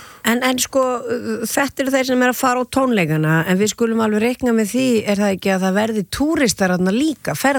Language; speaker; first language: Icelandic; native; Icelandic